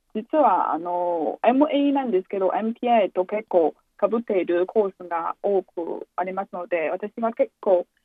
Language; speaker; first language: Japanese; non-native, fluent; Chinese